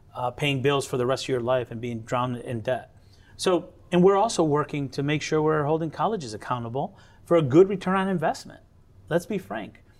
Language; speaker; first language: English; native; English